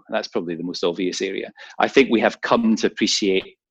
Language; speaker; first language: English; native; English